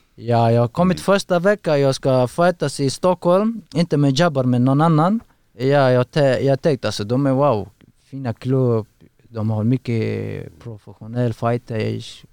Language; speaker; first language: Swedish; non-native, learner; Persian